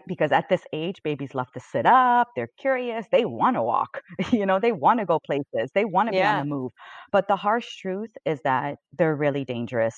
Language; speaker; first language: English; native; English